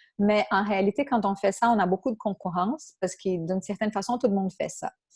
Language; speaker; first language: French; non-native, fluent; Portuguese